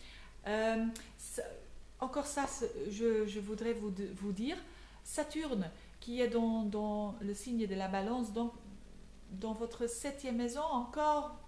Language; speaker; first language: French; non-native, local second language; Dutch